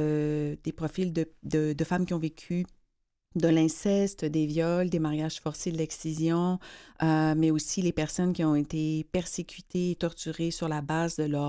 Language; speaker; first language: French; native; French